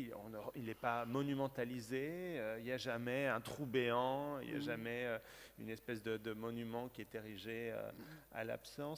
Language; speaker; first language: French; native; French